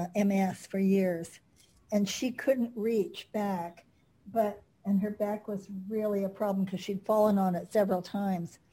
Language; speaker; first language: English; native; English